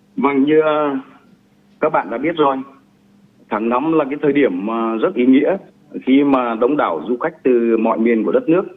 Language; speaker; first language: Vietnamese; native; Vietnamese